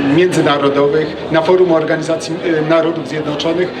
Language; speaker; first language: Polish; native; Polish